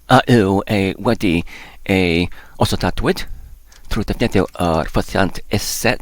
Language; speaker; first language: Welsh; non-native, learner; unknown